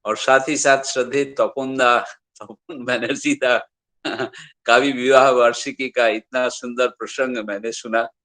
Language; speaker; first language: Hindi; non-native, local second language; Bangla